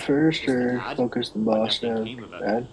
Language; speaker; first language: English; native; English